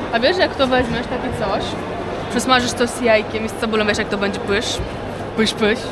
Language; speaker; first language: Polish; non-native, fluent; Uzbek